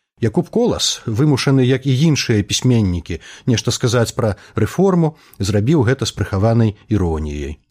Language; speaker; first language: Belarusian; native; Belarusian